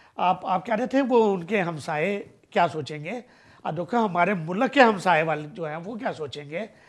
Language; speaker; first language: Urdu; non-native, local second language; Punjabi